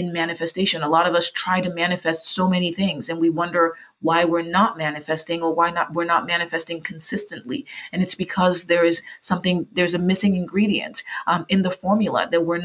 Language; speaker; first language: English; non-native, local second language; Yoruba